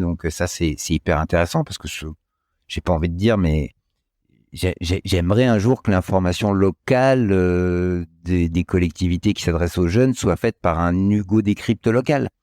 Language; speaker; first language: French; native; French